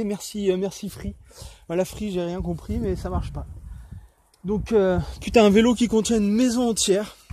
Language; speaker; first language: French; native; French